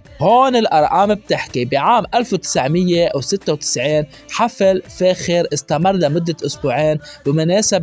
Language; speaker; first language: Arabic; native; Arabic